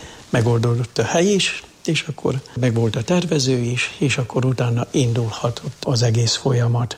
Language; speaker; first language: Hungarian; native; Hungarian